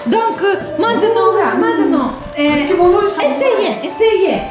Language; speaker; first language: French; non-native, learner; Japanese